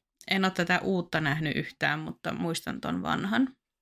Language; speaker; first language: Finnish; native; Finnish